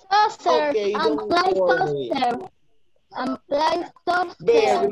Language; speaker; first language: English; non-native, learner; Spanish